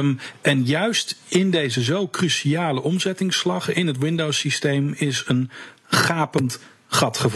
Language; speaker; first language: Dutch; native; Dutch